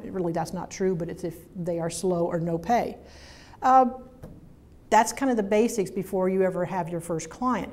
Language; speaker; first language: English; native; English